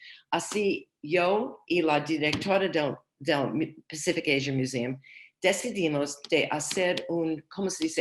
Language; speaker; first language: Spanish; non-native, learner; English